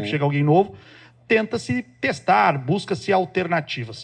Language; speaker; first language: Portuguese; native; Portuguese